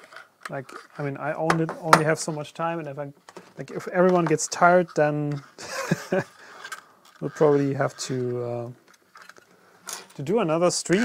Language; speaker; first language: English; non-native, fluent; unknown